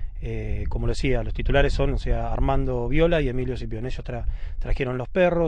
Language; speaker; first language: Spanish; native; Spanish